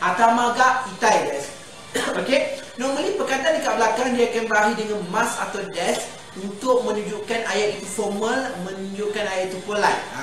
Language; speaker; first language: Malay; native; Malay